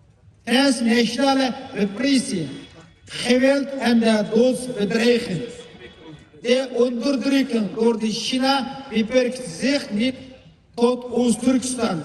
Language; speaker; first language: Dutch; non-native, learner; Uyghur